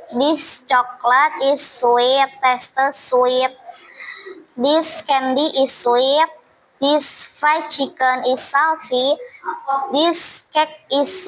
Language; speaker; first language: English; non-native, learner; Indonesian